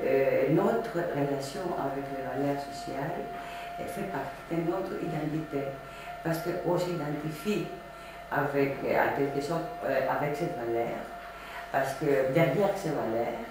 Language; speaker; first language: French; non-native, fluent; Greek